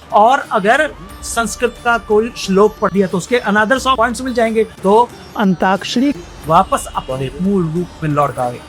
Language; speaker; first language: Hindi; native; Hindi